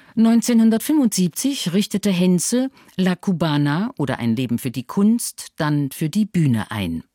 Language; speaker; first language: German; native; German